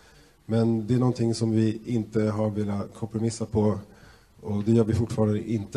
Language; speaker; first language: Swedish; native; Swedish